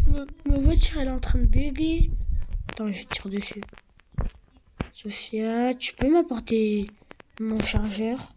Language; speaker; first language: French; native; French